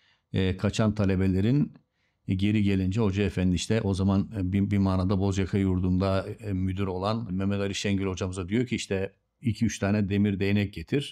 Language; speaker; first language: Turkish; native; Turkish